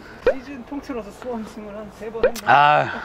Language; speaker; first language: Korean; native; Korean